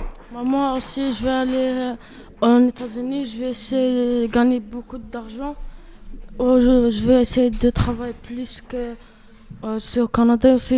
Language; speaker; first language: French; non-native, learner; Arabic